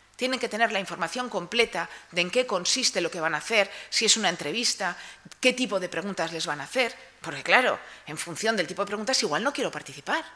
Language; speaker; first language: Spanish; native; Spanish